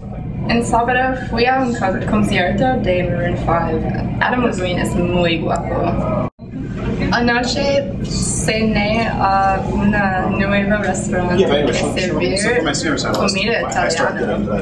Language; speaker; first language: Spanish; non-native, learner; English